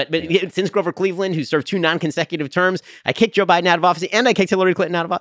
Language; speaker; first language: English; native; English